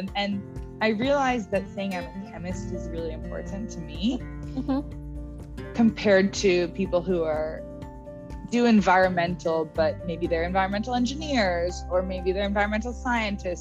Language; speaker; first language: English; native; English